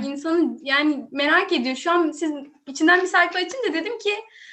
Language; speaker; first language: Turkish; native; Turkish